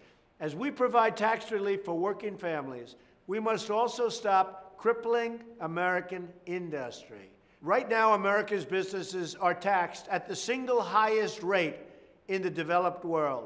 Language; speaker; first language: English; native; English